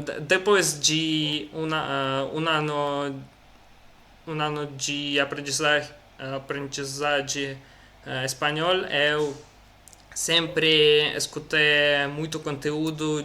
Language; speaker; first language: Portuguese; non-native, learner; Russian